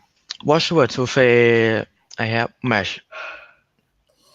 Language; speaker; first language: English; non-native, learner; Thai